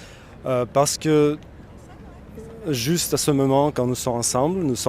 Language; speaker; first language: French; non-native, fluent; Russian